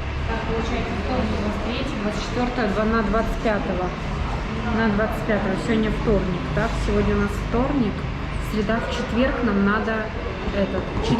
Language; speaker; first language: Russian; native; Russian